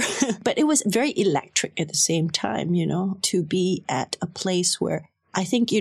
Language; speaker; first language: English; non-native, local second language; Cantonese